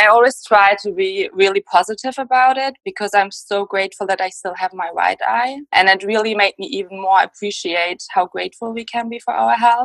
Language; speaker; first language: English; non-native, fluent; German